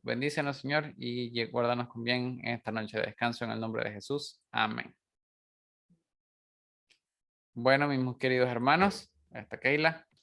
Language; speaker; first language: Spanish; native; Spanish